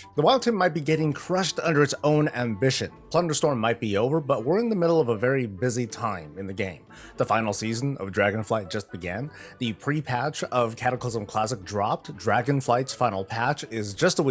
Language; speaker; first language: English; native; English